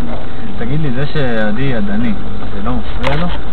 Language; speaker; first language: Hebrew; native; Hebrew